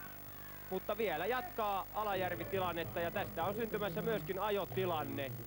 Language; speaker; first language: Finnish; native; Finnish